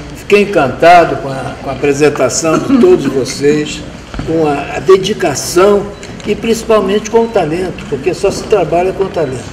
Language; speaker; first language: Portuguese; native; Portuguese